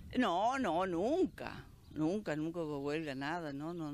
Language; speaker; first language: Spanish; native; Spanish